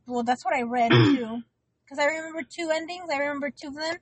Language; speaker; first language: English; early bilingual, other home language; Spanish